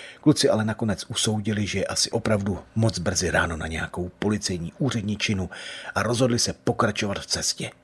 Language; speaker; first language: Czech; native; Czech